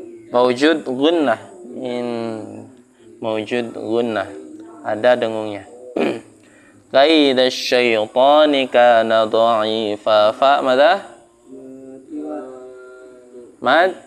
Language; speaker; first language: Arabic; non-native, fluent; Indonesian